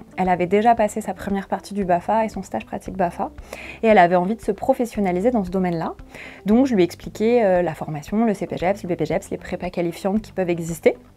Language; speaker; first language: French; native; French